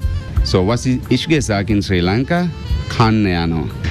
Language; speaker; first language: German; non-native, learner; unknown